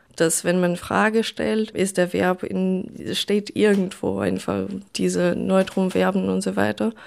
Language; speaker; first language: German; non-native, fluent; Russian